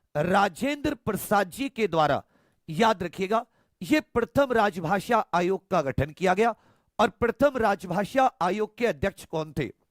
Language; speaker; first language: Hindi; native; Hindi